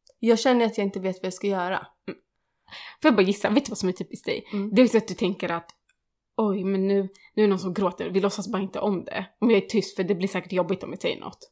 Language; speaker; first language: Swedish; early bilingual, other home language; Kurdish